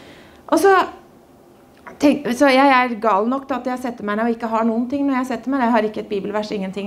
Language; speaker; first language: Norwegian; native; Norwegian